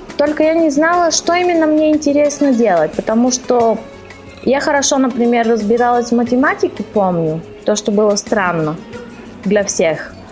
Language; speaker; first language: Russian; early bilingual, heritage; Russian